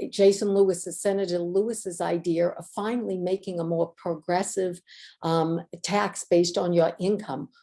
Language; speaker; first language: English; native; English